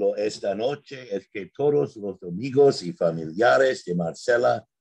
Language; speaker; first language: Spanish; non-native, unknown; English